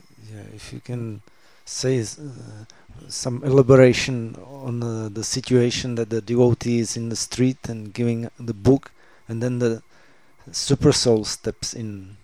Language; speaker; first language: English; non-native, fluent; Czech